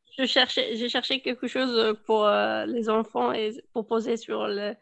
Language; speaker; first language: French; non-native, learner; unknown